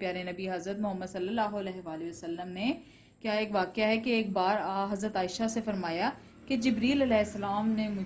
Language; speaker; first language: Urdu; non-native, local second language; Punjabi